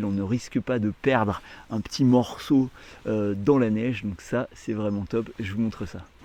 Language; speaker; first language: French; native; French